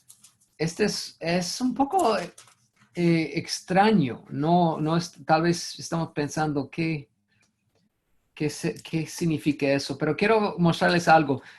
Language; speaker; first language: Spanish; non-native, fluent; English